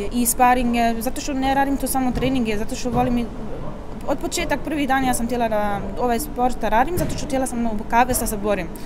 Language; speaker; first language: Croatian; early bilingual, heritage; Croatian